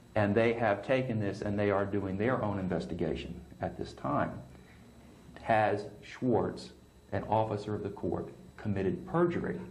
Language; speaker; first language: English; native; English